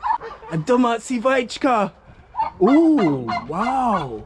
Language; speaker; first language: Czech; non-native, learner; English